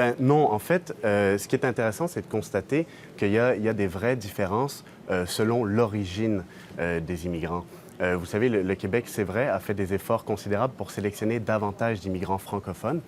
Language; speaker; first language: French; native; French